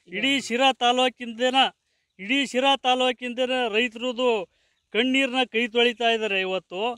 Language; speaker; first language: Kannada; native; Kannada